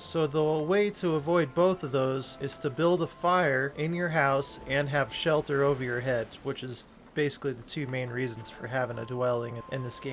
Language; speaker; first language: English; native; English